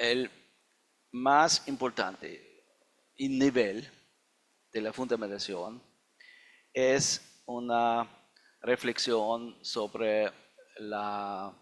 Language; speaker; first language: Spanish; non-native, fluent; German